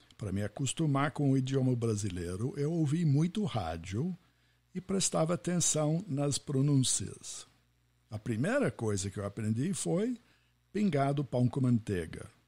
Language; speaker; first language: Portuguese; non-native, fluent; English